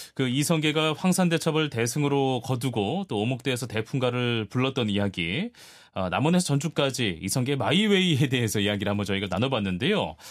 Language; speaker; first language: Korean; native; Korean